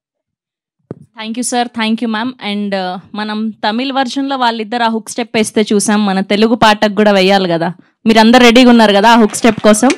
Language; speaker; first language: Telugu; native; Telugu